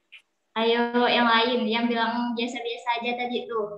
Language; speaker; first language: Indonesian; native; Indonesian